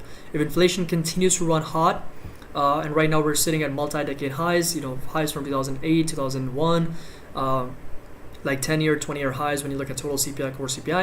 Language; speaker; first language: English; native; English